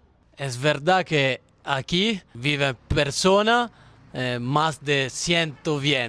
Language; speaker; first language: Spanish; non-native, learner; Italian